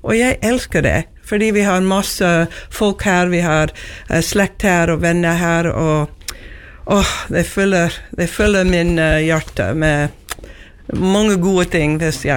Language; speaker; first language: Norwegian; non-native, learner; English